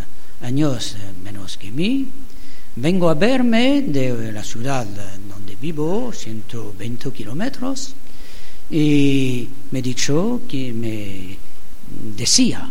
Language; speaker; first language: Spanish; non-native, learner; French